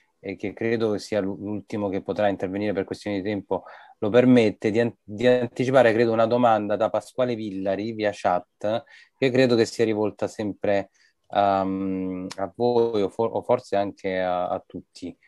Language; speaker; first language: Italian; native; Italian